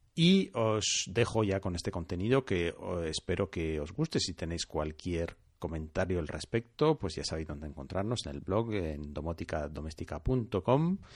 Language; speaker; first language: Spanish; non-native, fluent; French